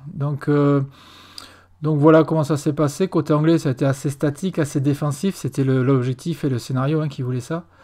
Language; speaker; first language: French; native; French